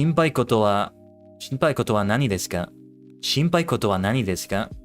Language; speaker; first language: Japanese; non-native, learner; English